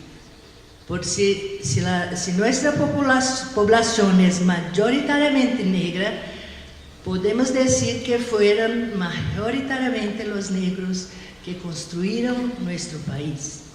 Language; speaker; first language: Spanish; non-native, learner; Portuguese